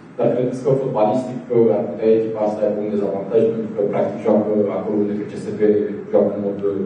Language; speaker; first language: Romanian; native; Romanian